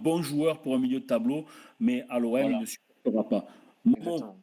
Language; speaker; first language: French; native; French